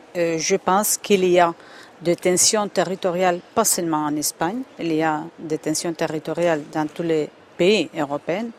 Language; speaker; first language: French; non-native, fluent; Spanish